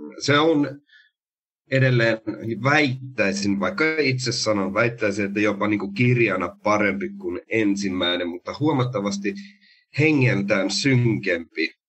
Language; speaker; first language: Finnish; native; Finnish